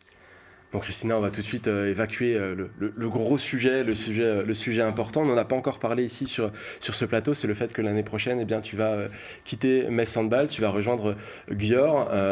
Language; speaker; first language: French; native; French